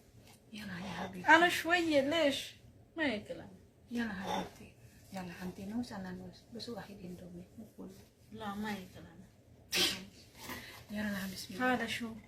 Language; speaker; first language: Arabic; non-native, learner; Amharic